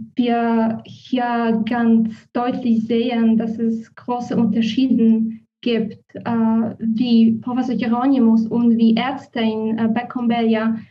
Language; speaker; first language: German; non-native, fluent; Polish